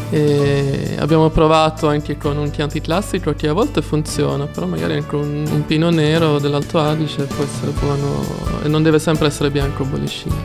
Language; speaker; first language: Italian; non-native, fluent; Swedish